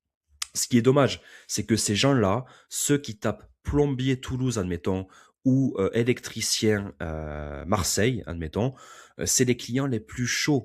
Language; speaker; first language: French; native; French